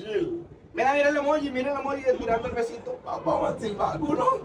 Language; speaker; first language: Spanish; native; Spanish